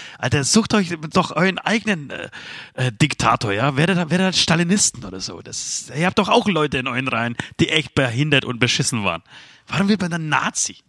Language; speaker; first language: German; early bilingual, other home language; Polish